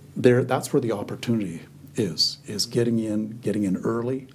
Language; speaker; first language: English; native; English